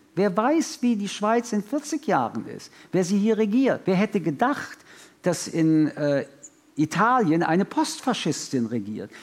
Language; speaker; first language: German; early bilingual, other home language; French